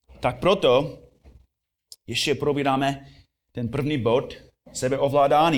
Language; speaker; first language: Czech; non-native, fluent; English